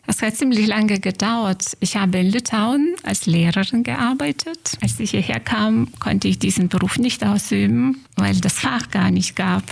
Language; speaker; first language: German; non-native, fluent; Lithuanian